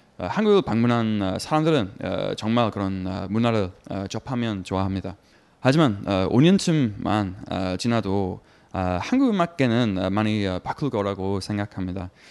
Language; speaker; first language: Korean; non-native, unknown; English